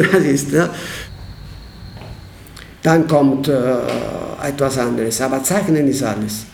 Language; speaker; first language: German; non-native, learner; Italian